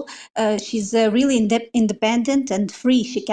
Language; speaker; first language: English; non-native, fluent; Romanian